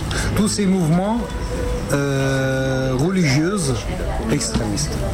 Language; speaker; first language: French; non-native, fluent; Arabic